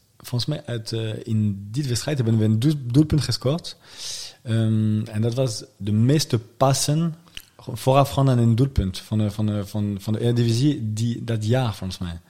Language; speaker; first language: Dutch; non-native, fluent; French